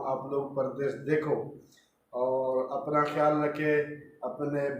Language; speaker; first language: Hindi; non-native, local second language; Baluchi